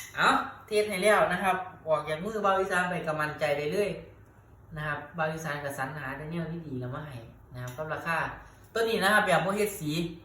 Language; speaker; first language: Thai; native; Thai